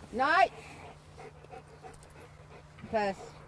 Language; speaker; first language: Swedish; non-native, learner; Danish